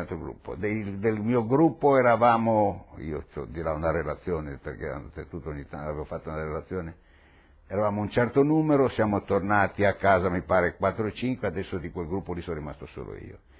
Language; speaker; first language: Italian; native; Italian